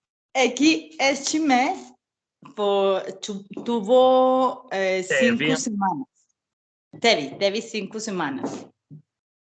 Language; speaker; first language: Portuguese; non-native, fluent; Spanish